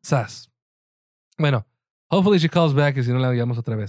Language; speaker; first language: Spanish; early bilingual, heritage; Spanish